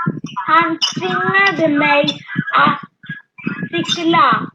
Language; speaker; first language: Swedish; early bilingual, other home language; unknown